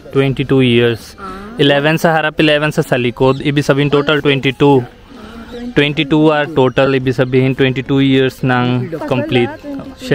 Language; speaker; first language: Filipino; non-native, learner; Hindi